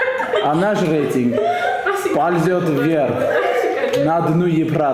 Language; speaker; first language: Russian; non-native, learner; Armenian